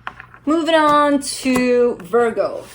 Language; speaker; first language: English; native; English